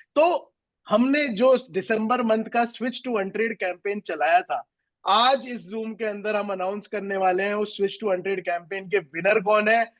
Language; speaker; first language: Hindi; native; Hindi